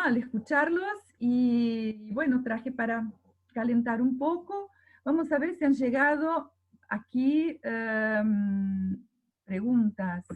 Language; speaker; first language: Spanish; non-native, fluent; Portuguese